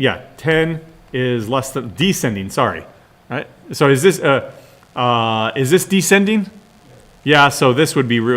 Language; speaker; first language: English; native; English